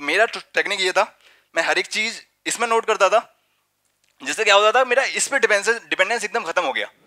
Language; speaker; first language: Hindi; native; Hindi